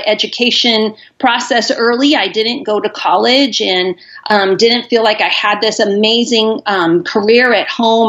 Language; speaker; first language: English; native; English